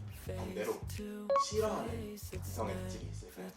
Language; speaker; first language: Korean; native; Korean